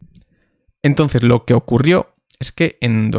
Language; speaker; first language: Spanish; native; Spanish